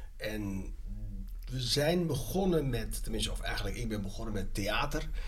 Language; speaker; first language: Dutch; native; Dutch